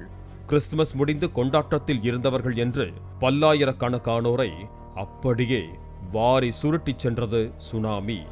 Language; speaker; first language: Tamil; native; Tamil